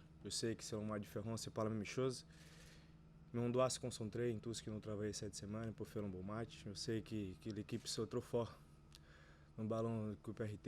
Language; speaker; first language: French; non-native, learner; Portuguese